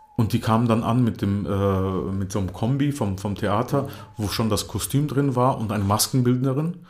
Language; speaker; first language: German; non-native, fluent; Croatian